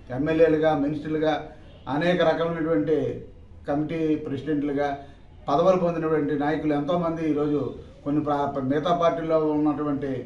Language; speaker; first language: Telugu; native; Telugu